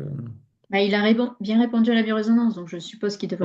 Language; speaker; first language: French; native; French